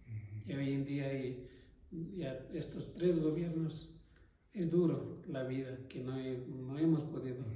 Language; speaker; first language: Spanish; non-native, local second language; Quechua